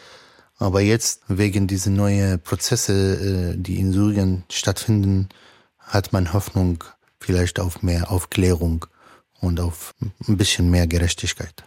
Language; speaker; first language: German; non-native, fluent; Arabic